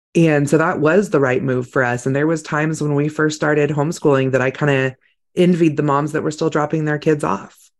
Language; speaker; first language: English; native; English